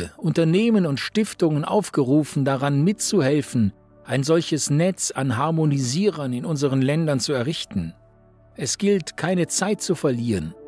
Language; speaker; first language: German; native; German